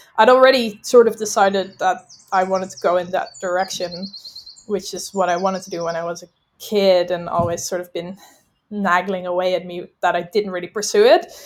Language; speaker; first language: English; non-native, fluent; Dutch